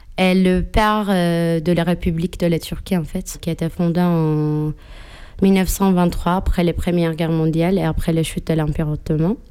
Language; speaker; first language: French; non-native, fluent; Turkish